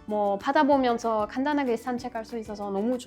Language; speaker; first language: Korean; non-native, learner; French